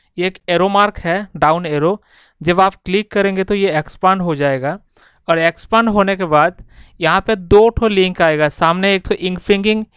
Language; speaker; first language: Hindi; non-native, local second language; Bangla